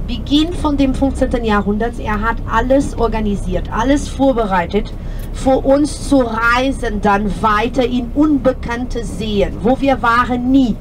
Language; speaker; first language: German; non-native, fluent; Portuguese